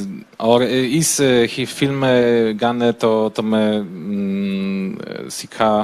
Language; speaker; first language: Hindi; non-native, learner; Polish